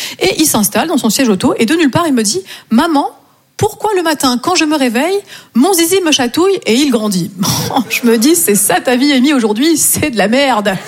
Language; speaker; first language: French; native; French